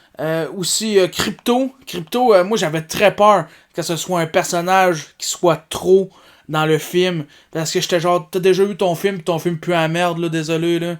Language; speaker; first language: French; native; French